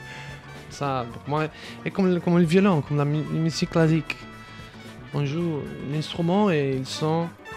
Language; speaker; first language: French; non-native, learner; Spanish